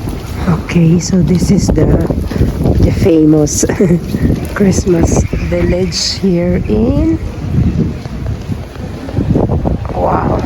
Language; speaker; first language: English; non-native, local second language; Filipino